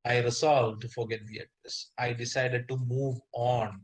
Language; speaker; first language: English; non-native, local second language; Malayalam